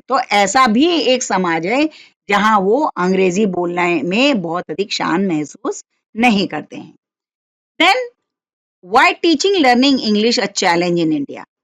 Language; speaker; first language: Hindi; non-native, local second language; Marathi